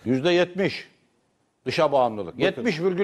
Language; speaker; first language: Turkish; native; Turkish